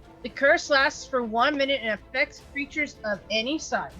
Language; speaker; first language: English; native; English